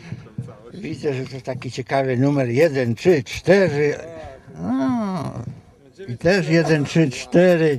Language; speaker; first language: Polish; native; Polish